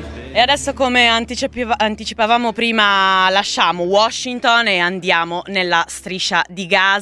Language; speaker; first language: Italian; native; Italian